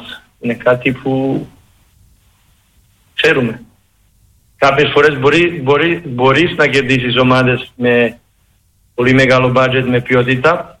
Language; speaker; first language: Greek; non-native, learner; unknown